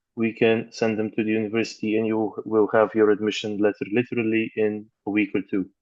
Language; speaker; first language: English; non-native, fluent; Bulgarian